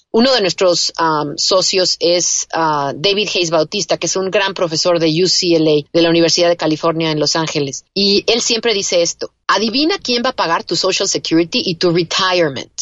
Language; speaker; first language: Spanish; native; Spanish